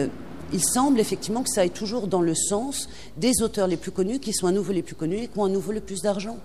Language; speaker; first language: French; native; French